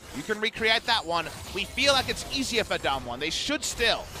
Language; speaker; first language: English; native; English